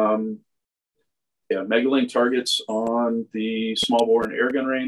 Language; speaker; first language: English; native; English